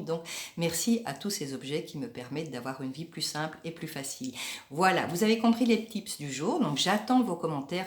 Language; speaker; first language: French; native; French